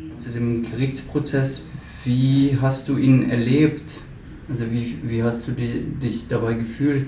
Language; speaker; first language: German; native; German